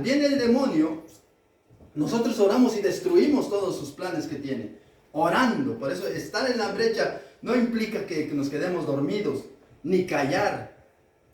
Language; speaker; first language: Spanish; native; Spanish